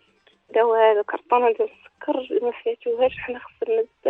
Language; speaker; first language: Arabic; native; Arabic